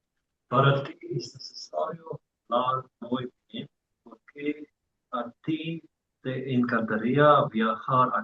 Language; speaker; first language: Spanish; non-native, learner; English